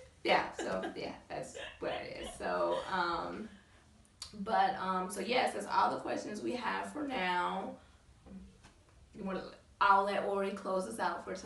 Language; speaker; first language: English; native; English